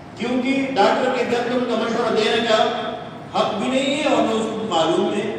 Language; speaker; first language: Urdu; non-native, local second language; Sindhi